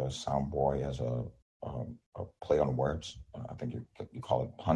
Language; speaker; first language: English; non-native, local second language; Yoruba